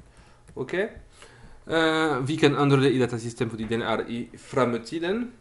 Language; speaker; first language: Norwegian; non-native, fluent; French